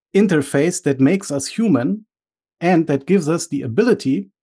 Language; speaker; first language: English; early bilingual, other home language; Bulgarian